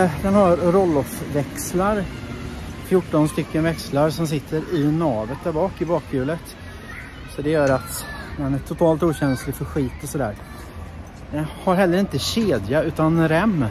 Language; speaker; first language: Swedish; native; Swedish